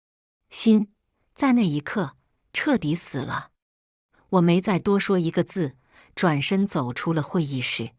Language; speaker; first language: Chinese; native; Chinese